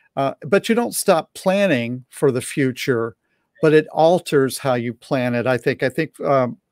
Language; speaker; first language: English; native; English